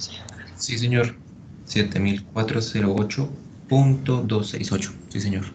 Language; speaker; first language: Spanish; native; Spanish